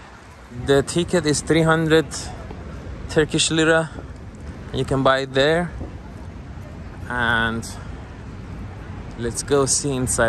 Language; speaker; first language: English; non-native, fluent; Persian